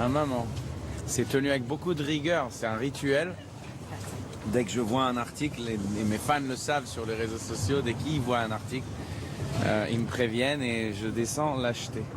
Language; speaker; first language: French; native; French